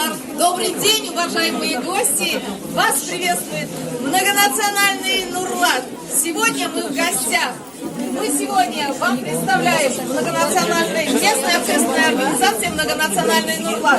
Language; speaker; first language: Russian; non-native, fluent; Uzbek